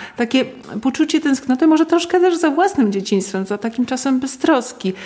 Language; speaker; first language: Polish; native; Polish